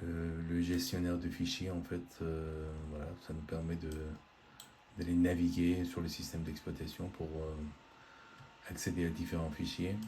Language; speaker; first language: French; native; French